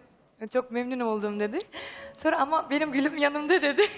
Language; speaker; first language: Turkish; non-native, fluent; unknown